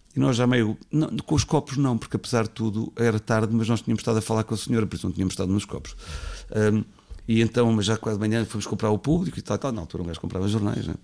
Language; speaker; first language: Portuguese; native; Portuguese